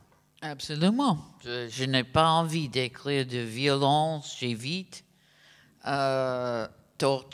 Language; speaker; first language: French; non-native, fluent; English